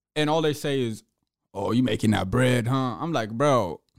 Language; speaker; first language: English; early bilingual, other home language; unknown